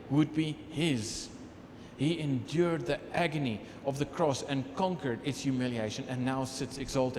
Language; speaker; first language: English; non-native, local second language; Afrikaans